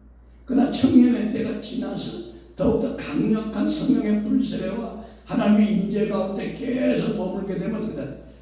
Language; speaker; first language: Korean; native; Korean